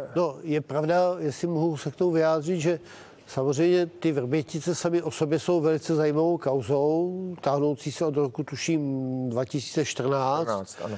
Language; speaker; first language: Czech; native; Czech